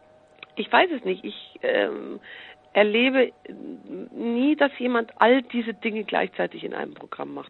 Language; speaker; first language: German; native; German